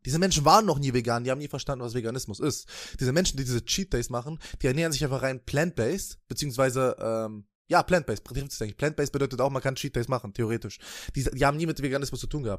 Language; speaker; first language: German; native; German